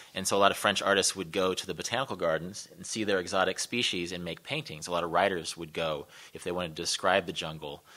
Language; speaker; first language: English; native; English